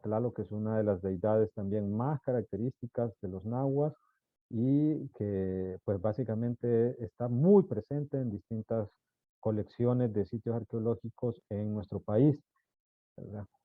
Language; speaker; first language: Spanish; native; Spanish